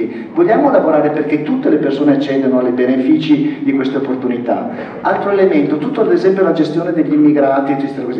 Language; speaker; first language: Italian; native; Italian